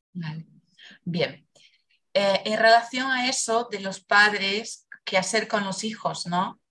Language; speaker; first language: Spanish; non-native, fluent; Portuguese